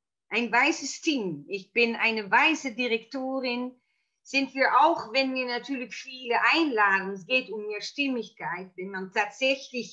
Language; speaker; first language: German; non-native, fluent; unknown